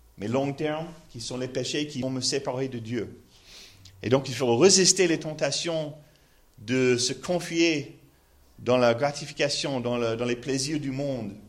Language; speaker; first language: French; non-native, learner; English